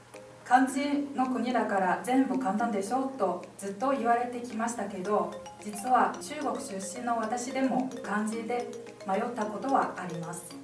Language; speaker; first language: Japanese; non-native, fluent; Chinese